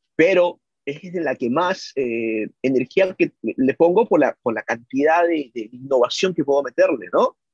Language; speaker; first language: Spanish; native; Spanish